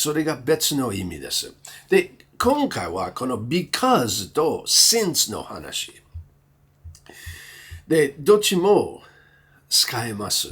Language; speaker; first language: Japanese; non-native, learner; English